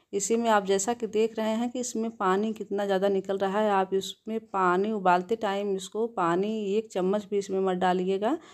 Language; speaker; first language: Hindi; native; Hindi